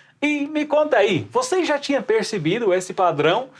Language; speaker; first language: Portuguese; non-native, fluent; English